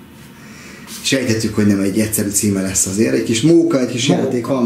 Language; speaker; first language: Hungarian; native; Hungarian